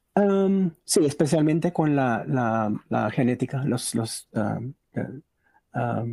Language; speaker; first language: Spanish; early bilingual, heritage; Spanish